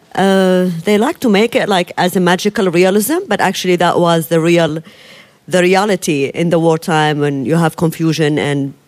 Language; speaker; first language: English; non-native, fluent; Arabic